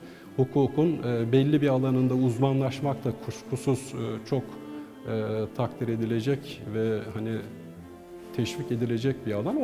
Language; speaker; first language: Turkish; native; Turkish